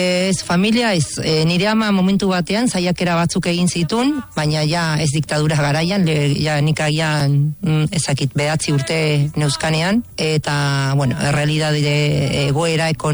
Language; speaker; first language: Basque; non-native, fluent; Spanish